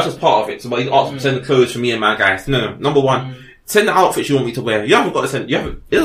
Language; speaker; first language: English; native; English